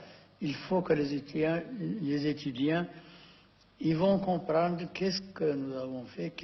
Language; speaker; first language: French; non-native, fluent; Amharic